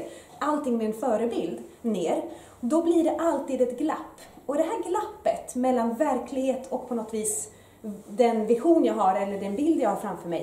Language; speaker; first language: Swedish; early bilingual, other home language; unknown